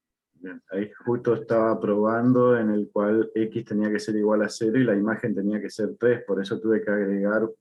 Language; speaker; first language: Spanish; native; Spanish